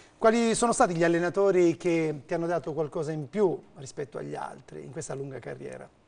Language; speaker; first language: Italian; native; Italian